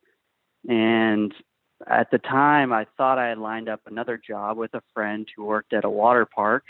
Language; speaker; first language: English; native; English